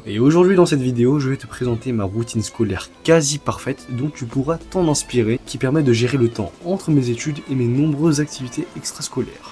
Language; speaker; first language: French; early bilingual, other home language; Chinese